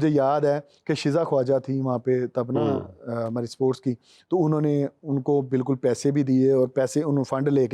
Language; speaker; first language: Hindi; non-native, local second language; Punjabi